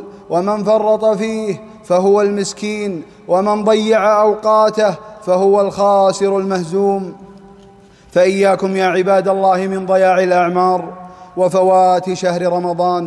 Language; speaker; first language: Arabic; native; Arabic